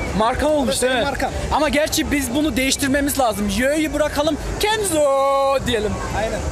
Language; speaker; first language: Turkish; early bilingual, heritage; Turkish